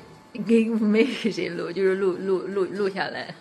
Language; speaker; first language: Chinese; native; Chinese